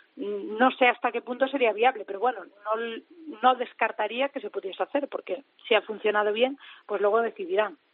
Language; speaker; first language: Spanish; native; Spanish